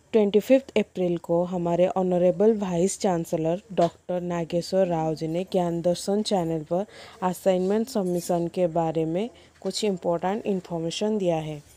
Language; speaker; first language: Hindi; non-native, local second language; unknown